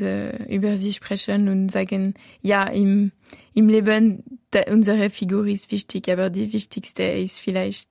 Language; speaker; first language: German; non-native, local second language; French